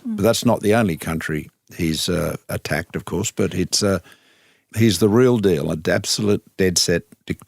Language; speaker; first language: English; native; English